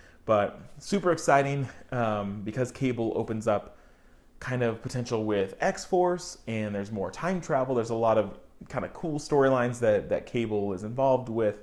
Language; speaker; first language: English; native; English